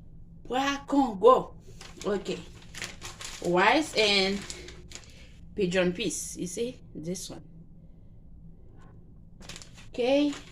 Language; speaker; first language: English; non-native, learner; Haitian Creole